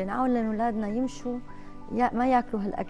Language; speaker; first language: Arabic; native; Arabic